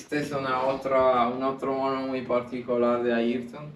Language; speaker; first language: Spanish; non-native, learner; Italian